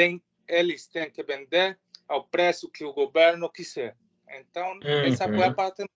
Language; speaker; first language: Portuguese; non-native, learner; Spanish